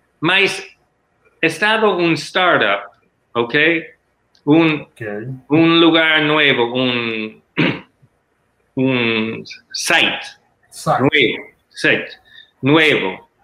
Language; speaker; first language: Portuguese; non-native, learner; English